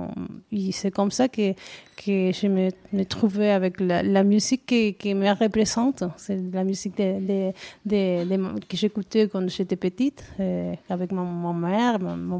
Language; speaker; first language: French; non-native, learner; Spanish